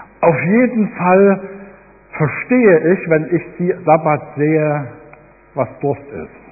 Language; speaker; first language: German; native; German